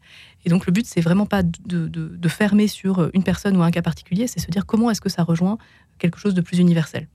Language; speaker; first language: French; native; French